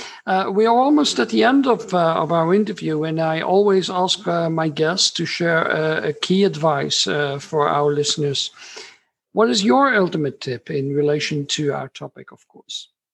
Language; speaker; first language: English; non-native, fluent; Dutch